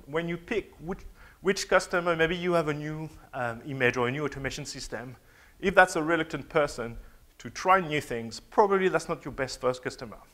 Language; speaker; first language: English; non-native, fluent; French